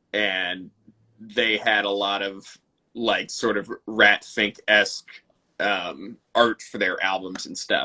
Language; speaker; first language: English; native; English